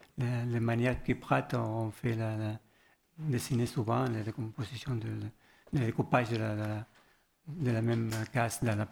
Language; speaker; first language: French; non-native, learner; Spanish